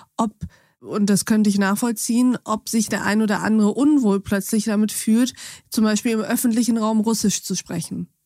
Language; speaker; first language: German; native; German